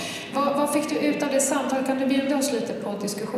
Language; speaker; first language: Swedish; native; Swedish